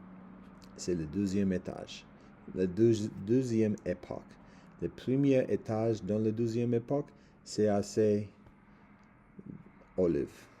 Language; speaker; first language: French; non-native, learner; English